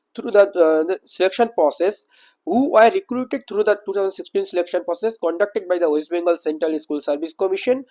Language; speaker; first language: English; non-native, local second language; Bangla